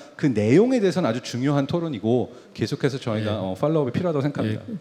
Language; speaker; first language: Korean; early bilingual, heritage; Korean